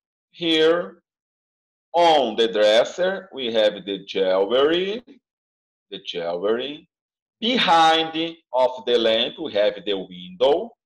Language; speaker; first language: English; non-native, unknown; Portuguese